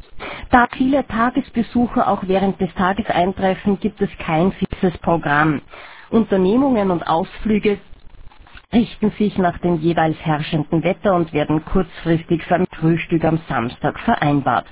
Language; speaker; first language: German; native; German